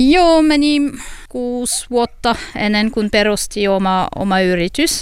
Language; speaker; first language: Finnish; non-native, learner; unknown